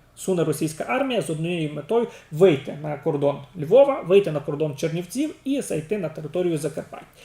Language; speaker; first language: Ukrainian; native; Ukrainian